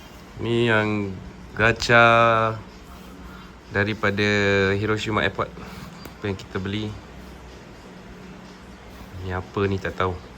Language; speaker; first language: Malay; native; Malay